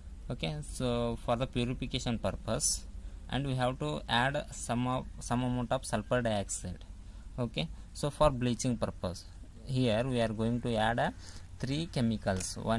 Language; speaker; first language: English; non-native, local second language; Kannada